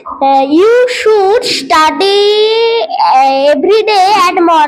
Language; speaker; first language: English; non-native, learner; Bangla